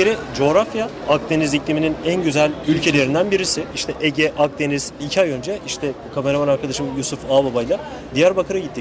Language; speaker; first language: Turkish; native; Turkish